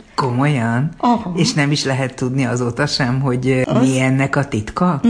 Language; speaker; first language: Hungarian; native; Hungarian